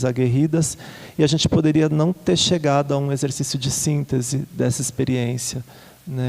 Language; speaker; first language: Portuguese; native; Portuguese